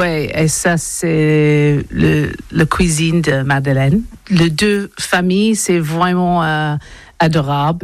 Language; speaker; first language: French; non-native, learner; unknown